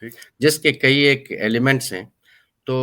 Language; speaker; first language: Hindi; non-native, fluent; Persian